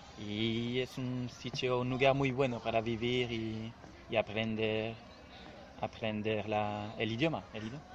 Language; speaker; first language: Spanish; non-native, learner; French